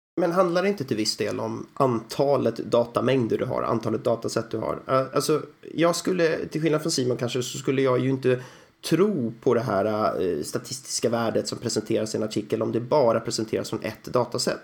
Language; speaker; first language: Swedish; native; Swedish